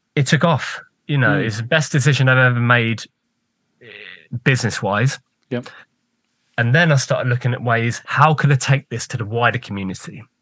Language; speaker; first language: English; native; English